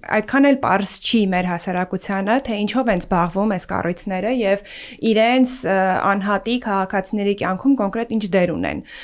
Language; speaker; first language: Armenian; native; Armenian